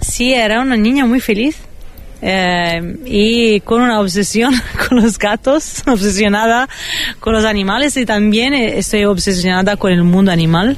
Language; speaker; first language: Spanish; non-native, fluent; Italian